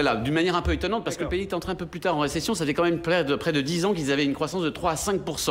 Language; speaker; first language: French; native; French